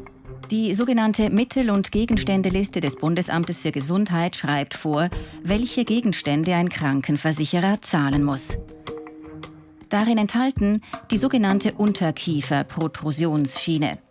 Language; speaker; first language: German; native; German